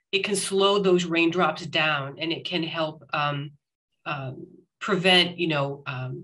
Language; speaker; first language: English; native; English